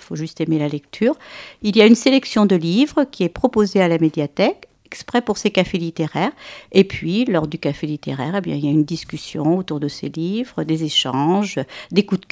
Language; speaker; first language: French; native; French